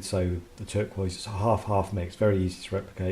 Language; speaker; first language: English; native; English